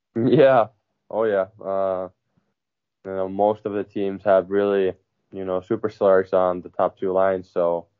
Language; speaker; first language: English; non-native, fluent; Finnish